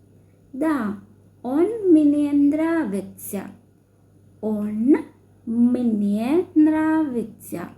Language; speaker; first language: Russian; non-native, fluent; Sinhala